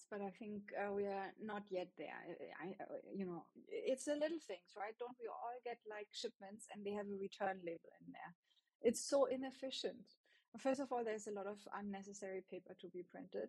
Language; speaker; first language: English; non-native, fluent; German